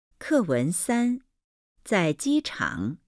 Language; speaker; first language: Chinese; non-native, fluent; Vietnamese